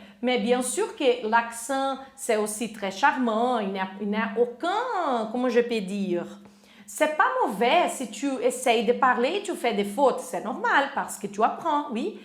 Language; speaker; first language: French; non-native, fluent; Portuguese